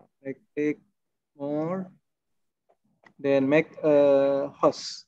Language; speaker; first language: English; non-native, learner; Indonesian